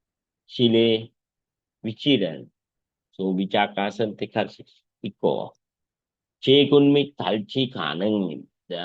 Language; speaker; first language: Korean; non-native, fluent; Sinhala